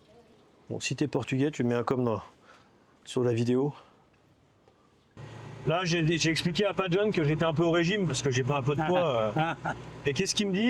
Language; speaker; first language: French; native; French